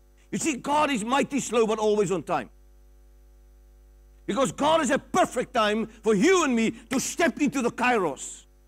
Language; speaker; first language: English; non-native, local second language; Afrikaans